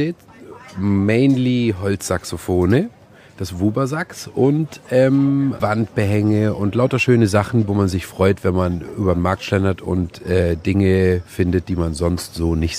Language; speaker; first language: German; native; German